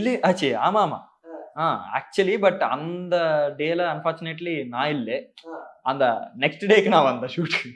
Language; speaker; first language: Tamil; non-native, learner; Telugu